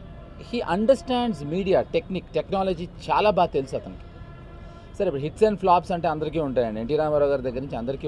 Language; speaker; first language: Telugu; native; Telugu